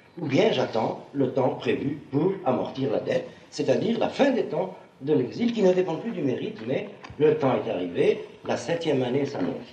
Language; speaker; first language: French; native; French